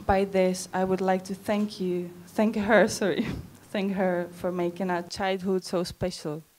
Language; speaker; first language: English; non-native, learner; Czech